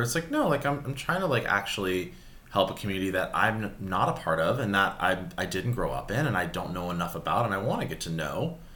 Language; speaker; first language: English; native; English